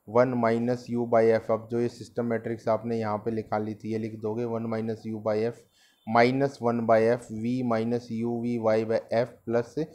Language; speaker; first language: Hindi; native; Hindi